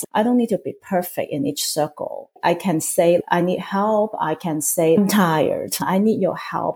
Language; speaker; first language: English; non-native, local second language; Cantonese